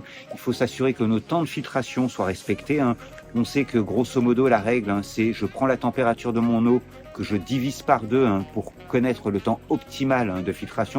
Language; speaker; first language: French; native; French